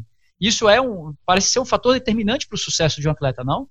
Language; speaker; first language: Portuguese; native; Portuguese